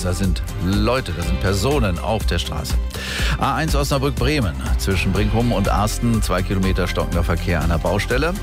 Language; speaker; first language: German; native; German